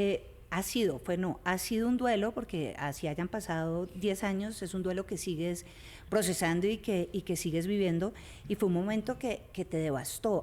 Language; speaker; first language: Spanish; native; Spanish